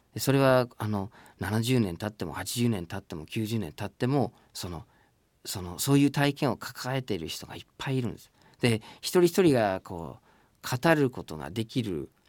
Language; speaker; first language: Japanese; non-native, fluent; English